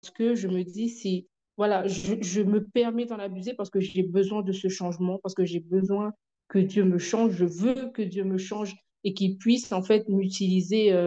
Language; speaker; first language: French; native; French